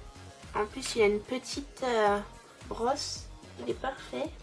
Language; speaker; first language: French; native; French